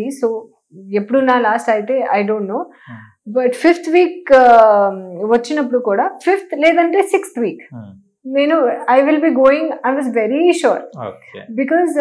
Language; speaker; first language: Telugu; non-native, learner; Hindi